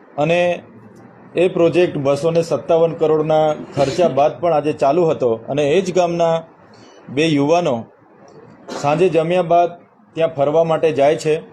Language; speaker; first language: Gujarati; non-native, local second language; Vasavi